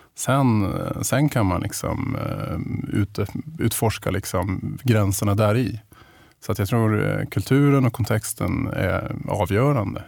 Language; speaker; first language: Swedish; native; Swedish